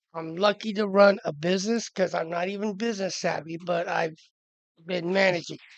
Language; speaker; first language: English; native; English